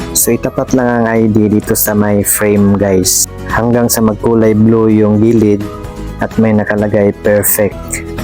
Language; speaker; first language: Filipino; native; Filipino